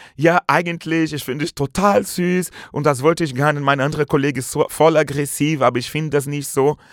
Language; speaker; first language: German; non-native, fluent; Portuguese